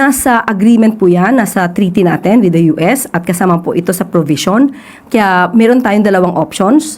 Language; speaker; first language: Filipino; native; Filipino